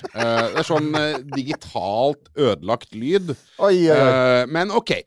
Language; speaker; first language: Norwegian; native; Norwegian